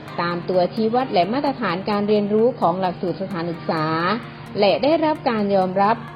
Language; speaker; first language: Thai; native; Thai